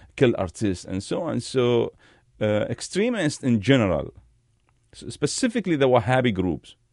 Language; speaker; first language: English; non-native, fluent; Arabic